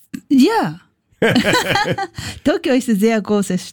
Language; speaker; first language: German; non-native, learner; Japanese